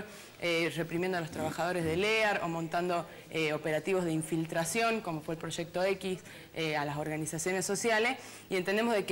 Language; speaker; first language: Spanish; native; Spanish